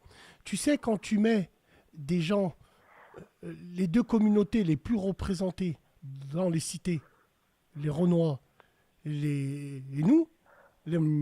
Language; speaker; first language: French; native; French